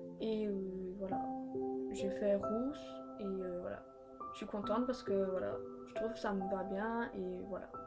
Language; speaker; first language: French; early bilingual, other home language; Polish